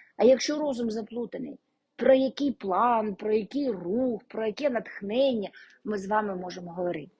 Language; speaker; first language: Ukrainian; non-native, local second language; Russian